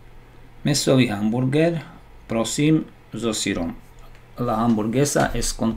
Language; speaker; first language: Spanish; non-native, learner; Slovak